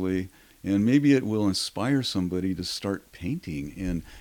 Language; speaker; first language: English; native; English